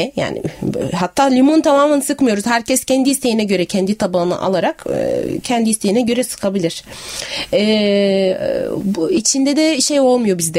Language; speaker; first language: Turkish; non-native, fluent; Arabic